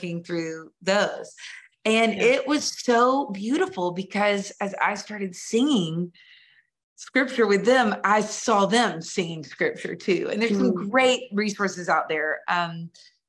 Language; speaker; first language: English; native; English